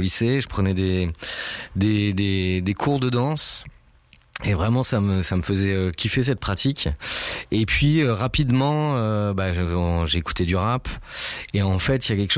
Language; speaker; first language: French; native; French